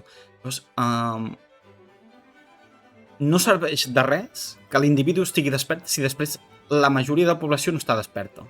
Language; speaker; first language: Catalan; native; Catalan